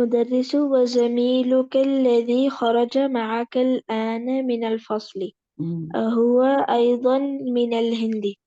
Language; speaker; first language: Arabic; non-native, learner; Urdu